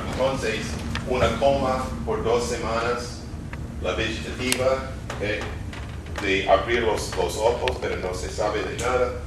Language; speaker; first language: Spanish; non-native, fluent; English